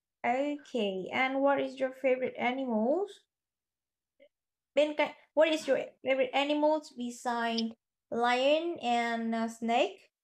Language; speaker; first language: English; non-native, fluent; Vietnamese